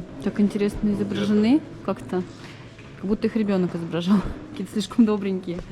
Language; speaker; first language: Russian; native; Russian